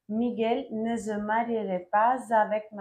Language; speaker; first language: French; non-native, learner; Spanish